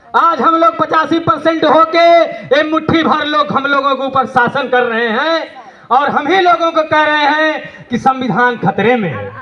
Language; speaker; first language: Hindi; native; Hindi